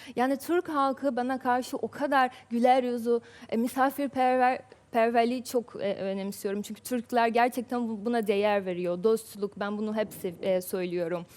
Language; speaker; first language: Turkish; non-native, fluent; English